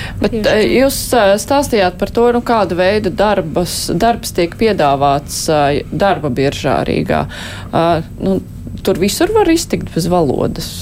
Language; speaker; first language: Latvian; native; Latvian